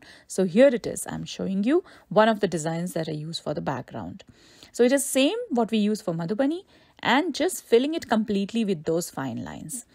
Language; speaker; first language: English; non-native, local second language; Hindi